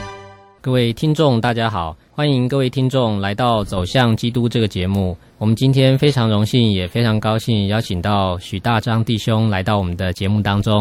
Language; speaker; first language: Chinese; native; Chinese